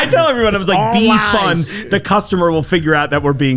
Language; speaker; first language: English; native; English